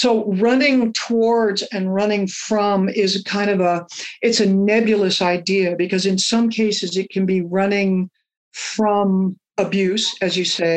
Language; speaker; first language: English; native; English